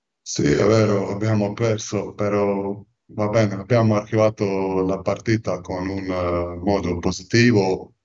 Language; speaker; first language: Italian; non-native, fluent; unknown